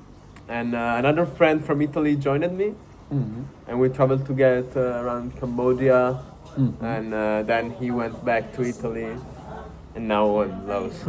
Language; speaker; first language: English; non-native, fluent; Italian